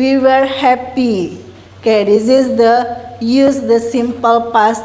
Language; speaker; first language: English; non-native, learner; Indonesian